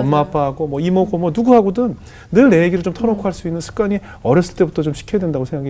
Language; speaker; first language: Korean; native; Korean